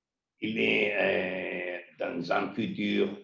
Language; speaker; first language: French; non-native, learner; Spanish